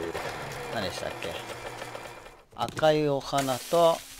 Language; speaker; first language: Japanese; native; Japanese